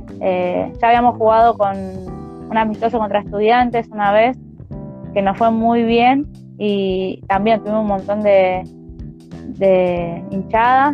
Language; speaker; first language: Spanish; native; Spanish